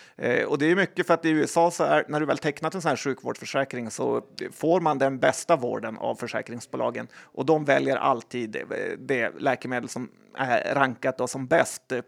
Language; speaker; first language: Swedish; native; Swedish